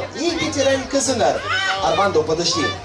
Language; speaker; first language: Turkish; non-native, learner; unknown